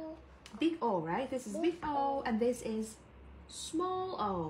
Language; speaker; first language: English; non-native, fluent; Thai